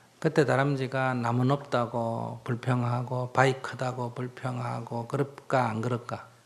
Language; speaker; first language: Korean; native; Korean